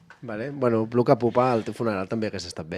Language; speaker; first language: Catalan; native; Catalan